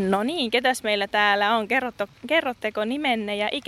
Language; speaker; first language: Finnish; native; Finnish